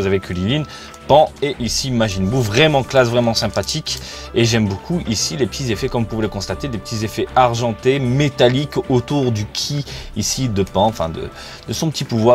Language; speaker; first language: French; native; French